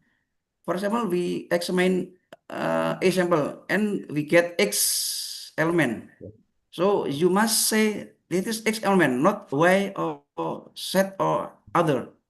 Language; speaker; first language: English; non-native, learner; Indonesian